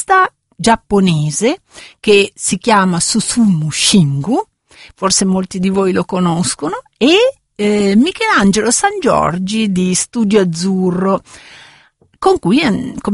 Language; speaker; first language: Italian; native; Italian